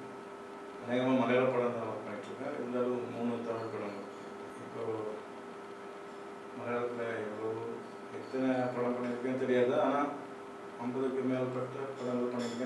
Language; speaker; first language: Tamil; non-native, local second language; Malayalam